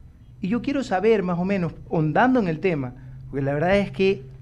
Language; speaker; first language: Spanish; native; Spanish